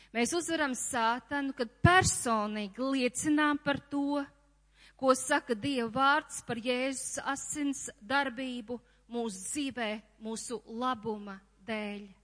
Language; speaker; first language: Latvian; native; Latvian